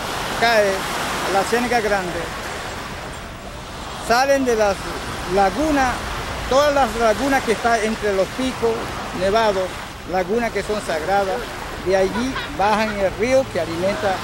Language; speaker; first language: Spanish; non-native, local second language; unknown